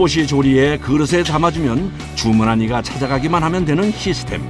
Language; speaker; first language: Korean; native; Korean